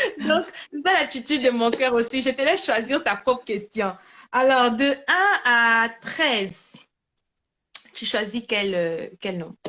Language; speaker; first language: French; native; French